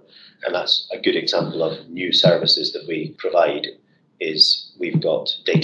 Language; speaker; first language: English; native; English